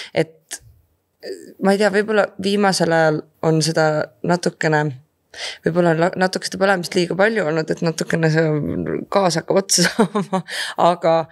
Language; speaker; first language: Estonian; native; Estonian